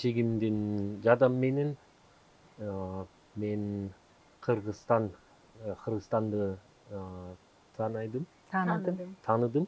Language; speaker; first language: Kyrgyz; non-native, learner; German